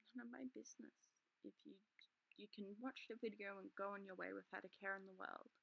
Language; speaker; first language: English; native; English